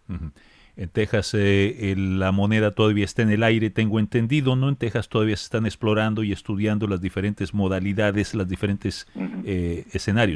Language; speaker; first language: Spanish; native; Spanish